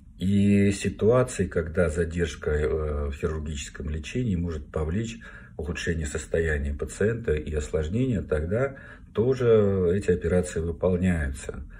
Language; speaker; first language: Russian; native; Russian